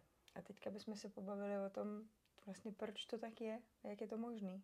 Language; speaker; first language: Czech; native; Czech